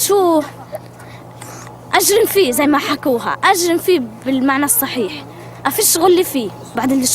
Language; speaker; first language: Arabic; native; Arabic